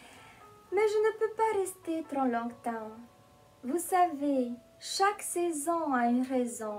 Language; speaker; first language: French; non-native, fluent; Romanian